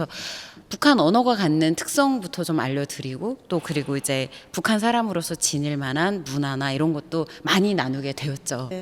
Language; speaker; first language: Korean; native; Korean